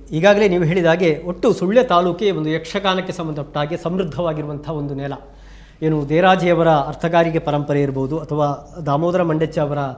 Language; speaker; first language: Kannada; native; Kannada